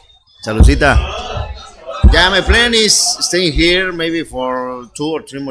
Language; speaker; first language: English; non-native, fluent; Spanish